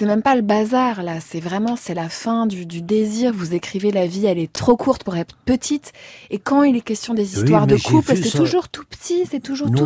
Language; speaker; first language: French; native; French